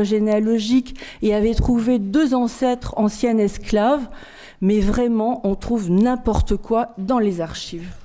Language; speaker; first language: French; native; French